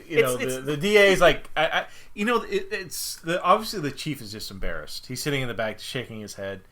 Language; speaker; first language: English; native; English